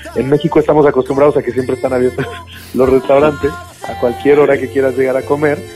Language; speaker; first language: Spanish; native; Spanish